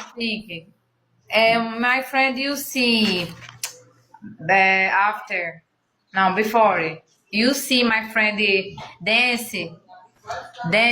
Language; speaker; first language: English; non-native, learner; Portuguese